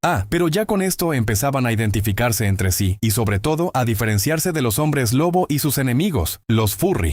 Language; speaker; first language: Spanish; native; Spanish